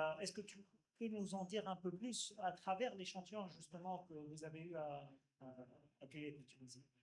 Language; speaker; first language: French; non-native, local second language; Arabic